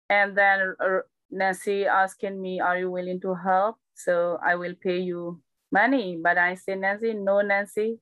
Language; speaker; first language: English; non-native, learner; Burmese